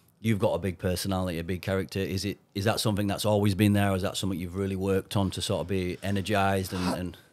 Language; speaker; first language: English; native; English